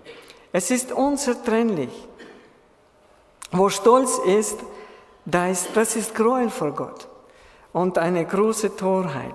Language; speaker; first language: German; non-native, fluent; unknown